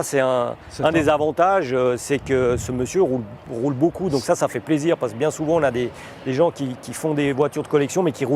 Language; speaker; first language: French; native; French